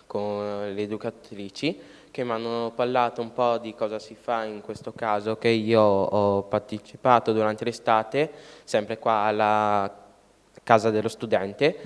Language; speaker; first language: Italian; early bilingual, other home language; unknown